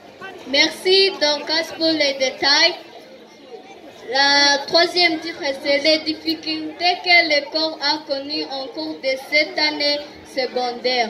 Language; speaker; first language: French; non-native, learner; Kinyarwanda